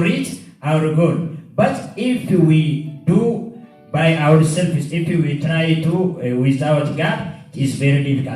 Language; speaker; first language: English; non-native, learner; Oromo